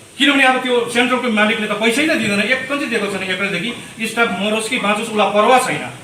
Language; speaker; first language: Nepali; native; Nepali